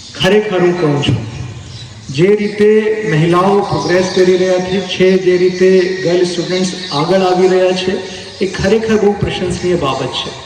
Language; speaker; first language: Gujarati; non-native, local second language; Hindi